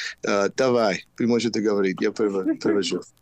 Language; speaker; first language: Russian; non-native, learner; English